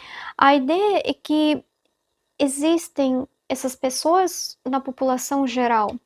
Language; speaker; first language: Portuguese; non-native, fluent; Russian